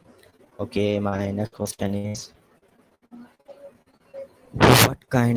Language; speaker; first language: English; non-native, learner; Urdu